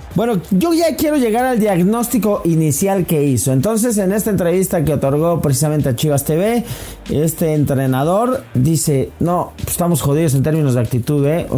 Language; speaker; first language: Spanish; native; Spanish